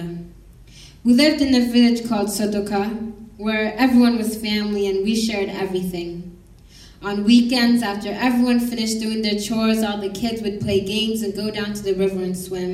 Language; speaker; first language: English; non-native, local second language; Kinyarwanda